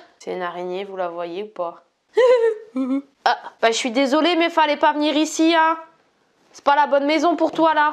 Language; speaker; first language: French; native; French